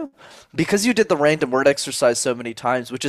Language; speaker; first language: English; native; English